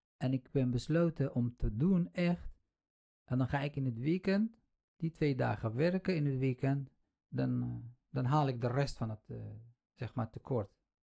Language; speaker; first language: Dutch; non-native, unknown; Kurdish